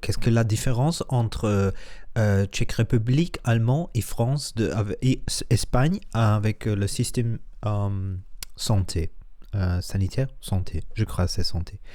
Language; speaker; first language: French; non-native, learner; Spanish